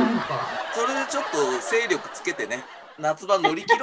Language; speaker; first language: Japanese; native; Japanese